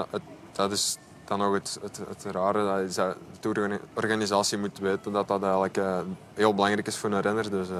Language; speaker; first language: Dutch; native; Dutch